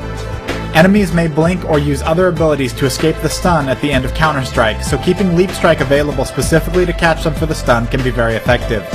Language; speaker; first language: English; native; English